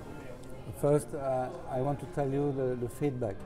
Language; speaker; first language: English; non-native, learner; French